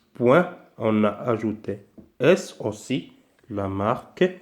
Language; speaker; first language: French; non-native, local second language; Arabic